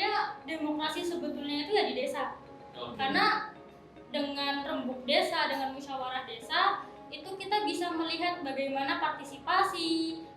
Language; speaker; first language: Indonesian; native; Indonesian